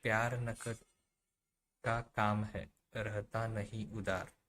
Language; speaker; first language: Hindi; non-native, local second language; Marathi